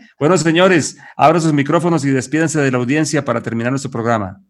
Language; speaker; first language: Spanish; native; Spanish